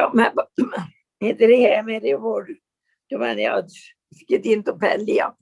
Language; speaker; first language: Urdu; non-native, learner; Swedish